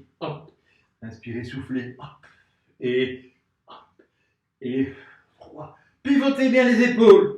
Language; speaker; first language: French; native; French